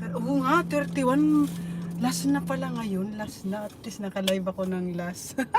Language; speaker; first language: Filipino; non-native, local second language; Bikol